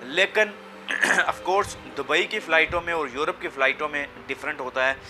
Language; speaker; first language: Urdu; non-native, local second language; Punjabi